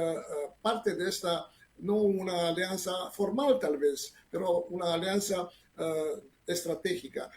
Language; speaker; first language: Spanish; non-native, fluent; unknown